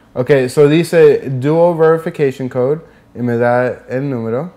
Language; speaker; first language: Spanish; early bilingual, heritage; English